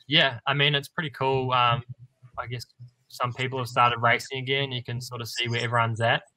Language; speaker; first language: English; native; English